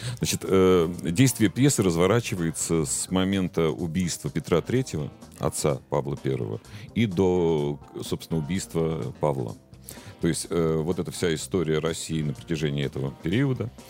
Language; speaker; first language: Russian; native; Russian